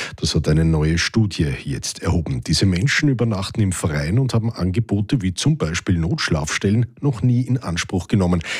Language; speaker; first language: German; native; German